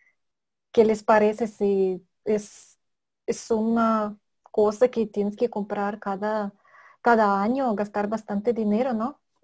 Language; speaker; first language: Spanish; non-native, fluent; Russian